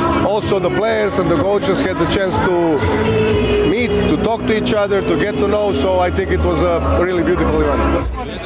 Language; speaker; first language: English; non-native, fluent; Macedonian